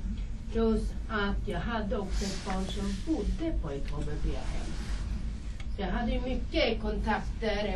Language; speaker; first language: Swedish; non-native, fluent; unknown